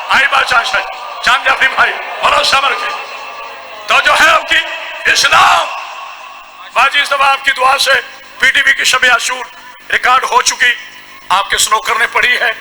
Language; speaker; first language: Urdu; non-native, local second language; Punjabi